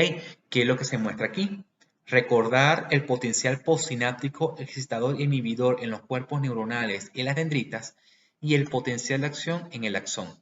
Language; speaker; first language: Spanish; native; Spanish